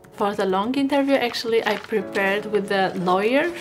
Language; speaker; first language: English; non-native, fluent; Arabic